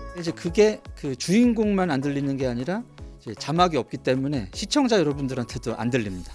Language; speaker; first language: Korean; native; Korean